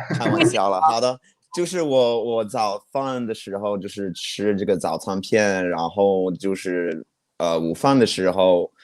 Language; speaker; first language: Chinese; non-native, fluent; English